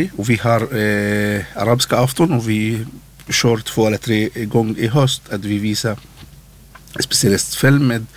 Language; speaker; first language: Swedish; non-native, learner; Arabic